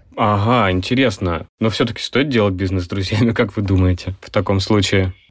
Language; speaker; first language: Russian; native; Russian